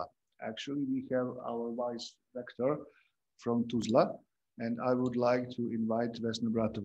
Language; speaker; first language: English; non-native, fluent; Croatian